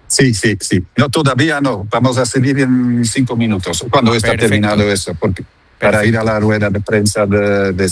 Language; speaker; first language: Spanish; non-native, fluent; Dutch